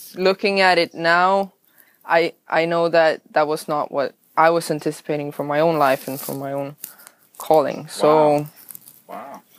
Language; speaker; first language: English; non-native, fluent; Swedish